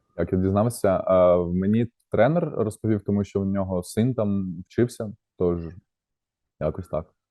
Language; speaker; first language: Ukrainian; native; Ukrainian